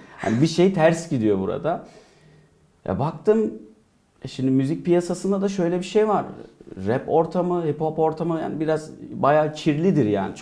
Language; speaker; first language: Turkish; early bilingual, heritage; Turkish